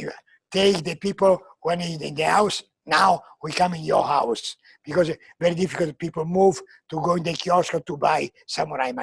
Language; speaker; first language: English; non-native, learner; Italian